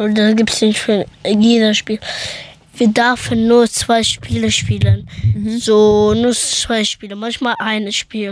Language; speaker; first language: German; early bilingual, other home language; Persian